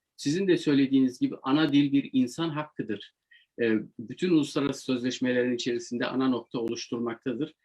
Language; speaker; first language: Turkish; native; Turkish